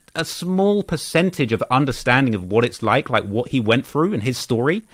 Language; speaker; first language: English; native; English